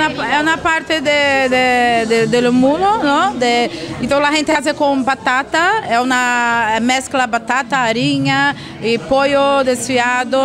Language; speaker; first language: Spanish; non-native, learner; Portuguese